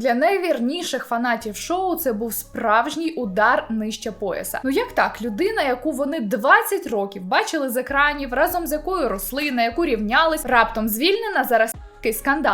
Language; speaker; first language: Ukrainian; native; Ukrainian